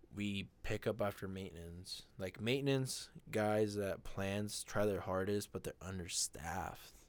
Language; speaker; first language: English; non-native, fluent; Spanish